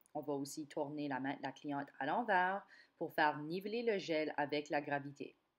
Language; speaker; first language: French; native; French